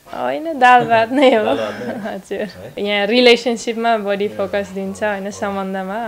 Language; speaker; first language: Nepali; non-native, fluent; Dutch